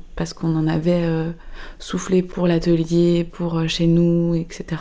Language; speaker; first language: French; native; French